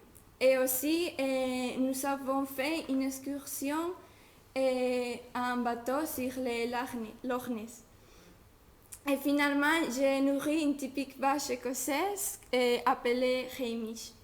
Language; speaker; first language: French; non-native, learner; Spanish